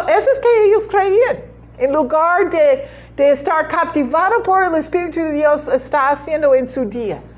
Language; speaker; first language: Spanish; non-native, learner; English